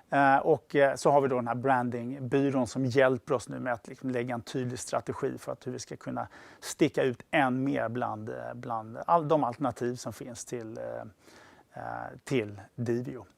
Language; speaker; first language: Swedish; native; Swedish